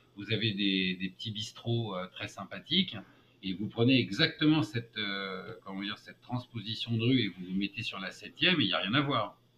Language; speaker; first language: French; native; French